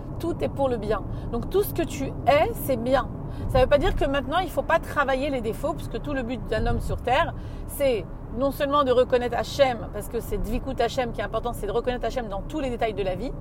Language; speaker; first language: French; native; French